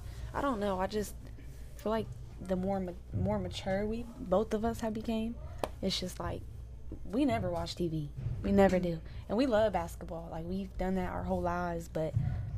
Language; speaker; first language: English; native; English